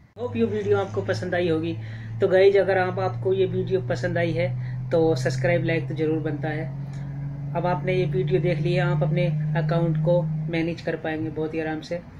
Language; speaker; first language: Hindi; native; Hindi